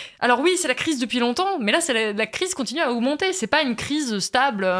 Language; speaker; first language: French; native; French